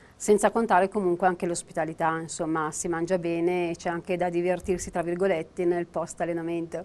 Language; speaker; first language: Italian; native; Italian